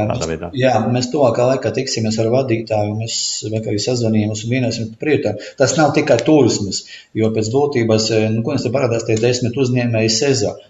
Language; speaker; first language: Latvian; non-native, local second language; Russian